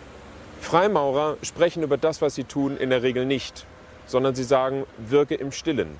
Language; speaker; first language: German; native; German